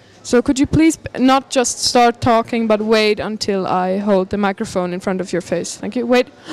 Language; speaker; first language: English; non-native, fluent; German